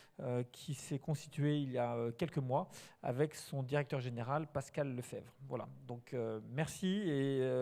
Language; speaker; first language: French; native; French